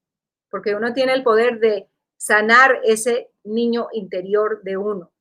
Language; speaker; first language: Spanish; early bilingual, heritage; Spanish